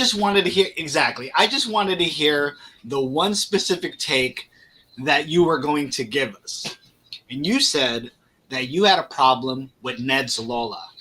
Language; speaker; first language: English; native; English